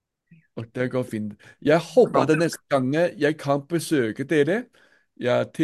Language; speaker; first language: Swedish; non-native, learner; Chinese